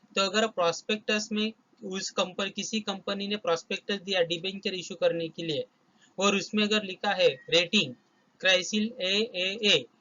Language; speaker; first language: Hindi; non-native, local second language; Marathi